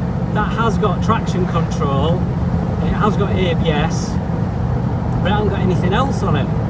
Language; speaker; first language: English; native; English